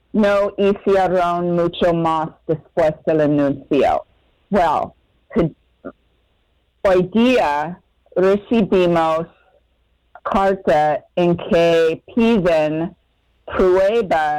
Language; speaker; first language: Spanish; non-native, fluent; English